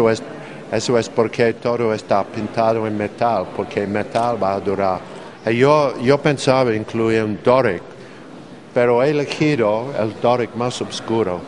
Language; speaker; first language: Spanish; non-native, fluent; English